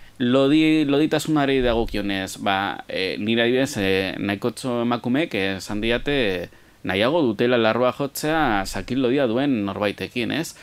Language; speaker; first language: Basque; native; Basque